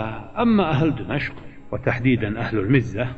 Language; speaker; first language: Arabic; native; Arabic